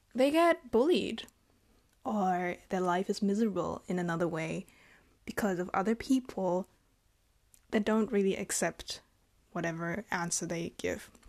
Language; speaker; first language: English; non-native, fluent; Vietnamese